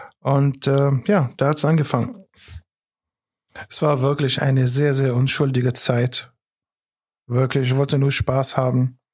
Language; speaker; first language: German; non-native, fluent; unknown